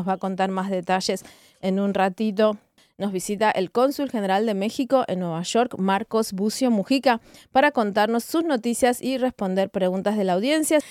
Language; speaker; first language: Spanish; native; Spanish